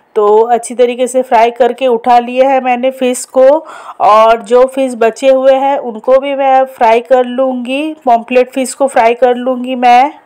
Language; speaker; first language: Hindi; non-native, local second language; Bangla